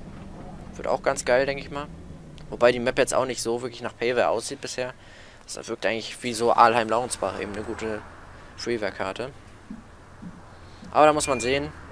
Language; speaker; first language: German; native; German